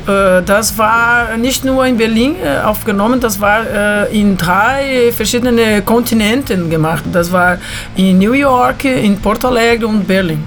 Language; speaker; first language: German; non-native, learner; Portuguese